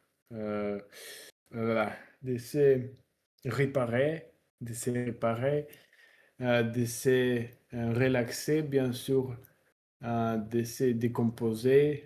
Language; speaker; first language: French; non-native, learner; Russian